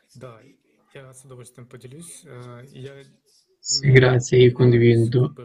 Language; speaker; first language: Italian; non-native, fluent; Russian